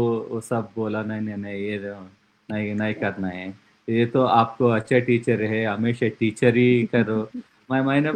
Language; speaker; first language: Hindi; non-native, local second language; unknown